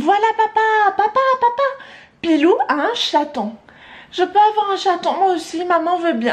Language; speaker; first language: French; native; French